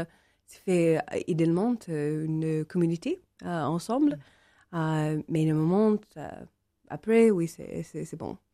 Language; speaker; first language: French; non-native, learner; English